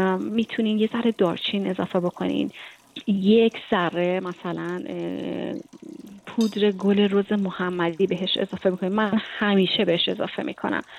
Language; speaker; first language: Persian; native; Persian